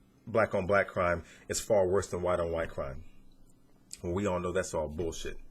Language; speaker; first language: English; native; English